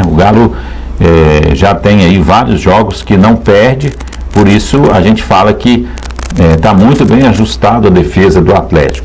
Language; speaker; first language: Portuguese; native; Portuguese